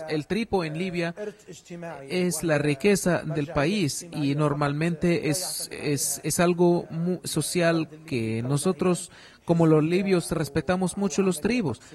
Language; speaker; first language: Spanish; non-native, fluent; Arabic